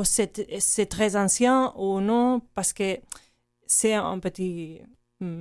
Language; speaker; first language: French; non-native, learner; Catalan